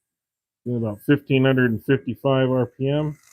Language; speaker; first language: English; native; English